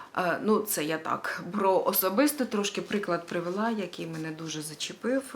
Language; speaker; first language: Ukrainian; non-native, local second language; Russian